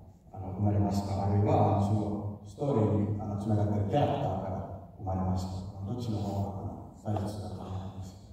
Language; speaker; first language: Japanese; non-native, fluent; Finnish